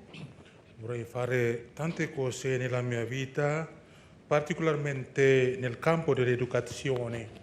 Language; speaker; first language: Italian; non-native, learner; Indonesian